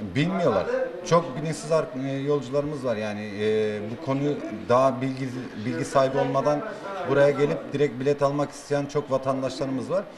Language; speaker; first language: Turkish; non-native, fluent; Persian